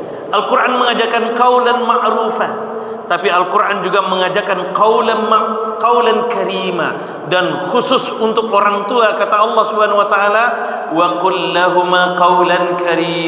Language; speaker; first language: Indonesian; native; Indonesian